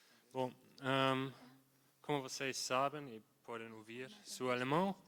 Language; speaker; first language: Portuguese; non-native, fluent; German